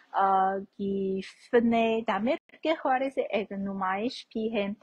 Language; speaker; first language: Urdu; non-native, fluent; Chinese